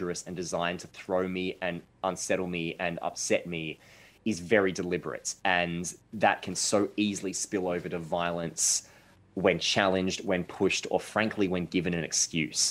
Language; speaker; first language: English; native; English